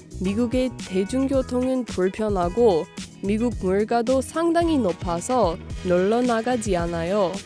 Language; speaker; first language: Korean; non-native, fluent; English